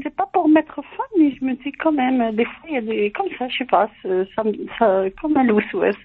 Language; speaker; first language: French; non-native, fluent; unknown